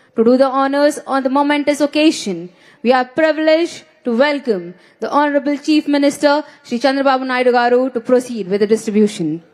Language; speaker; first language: English; non-native, local second language; Telugu